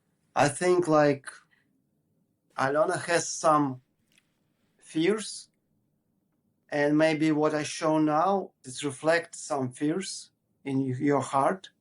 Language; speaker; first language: English; non-native, learner; Ukrainian